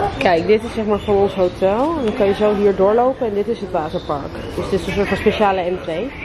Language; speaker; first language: Dutch; early bilingual, other home language; Russian